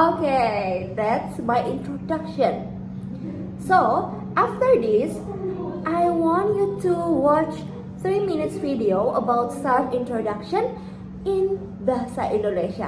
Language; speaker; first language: English; non-native, fluent; Indonesian